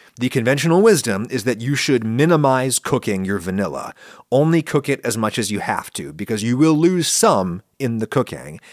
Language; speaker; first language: English; native; English